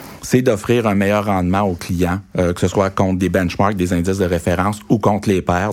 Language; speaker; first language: French; native; French